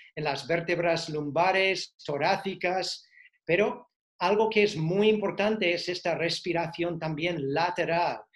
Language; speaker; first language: Spanish; non-native, fluent; English